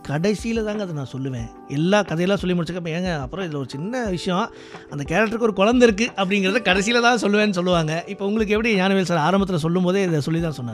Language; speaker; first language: Tamil; native; Tamil